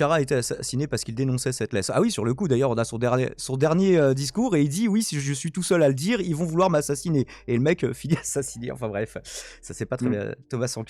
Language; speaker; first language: French; native; French